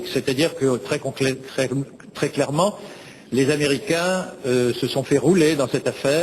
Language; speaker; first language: French; native; French